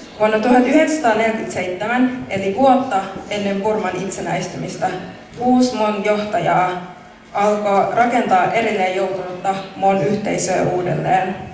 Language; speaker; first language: Finnish; early bilingual, other home language; Mon